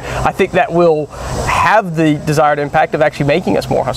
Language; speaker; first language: English; native; English